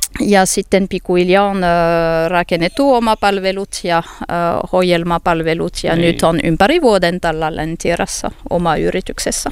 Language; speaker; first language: Finnish; non-native, learner; French